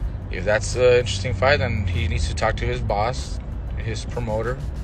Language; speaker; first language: English; early bilingual, other home language; Spanish